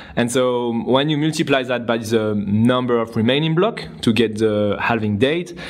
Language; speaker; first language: English; non-native, fluent; French